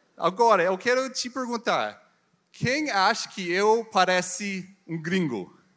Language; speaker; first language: Portuguese; non-native, learner; English